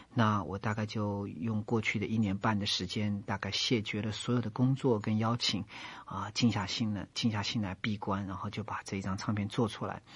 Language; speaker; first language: Chinese; native; Chinese